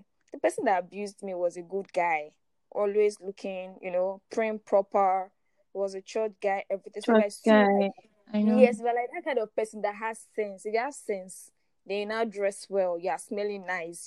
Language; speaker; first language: English; non-native, local second language; Yoruba